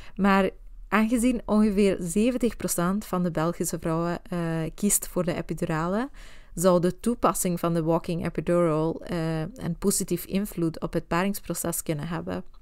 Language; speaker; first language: Dutch; non-native, fluent; Swedish